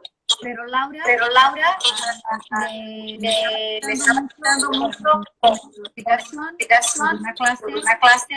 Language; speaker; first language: Spanish; non-native, learner; Portuguese